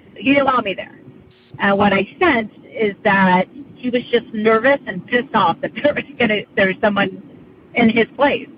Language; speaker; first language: English; native; English